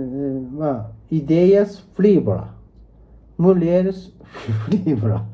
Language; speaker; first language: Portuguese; non-native, learner; Japanese